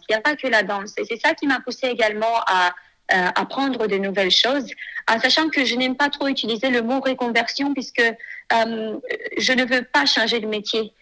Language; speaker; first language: French; non-native, fluent; Romanian